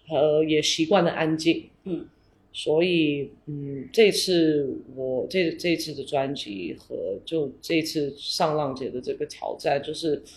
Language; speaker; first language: Chinese; early bilingual, heritage; English